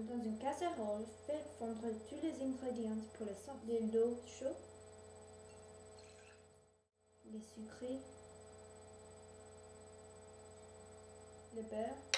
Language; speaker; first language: French; non-native, learner; English